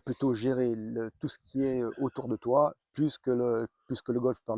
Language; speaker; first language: French; native; French